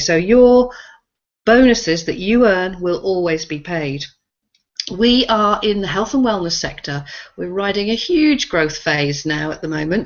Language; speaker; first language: English; native; English